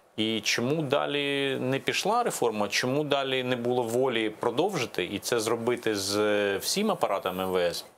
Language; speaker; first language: Ukrainian; native; Ukrainian